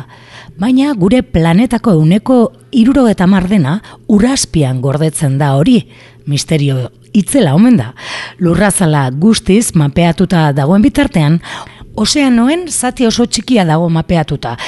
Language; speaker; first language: Basque; native; Basque